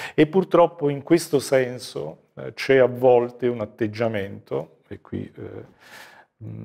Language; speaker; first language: Italian; native; Italian